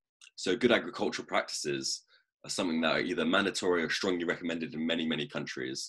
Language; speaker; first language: English; native; English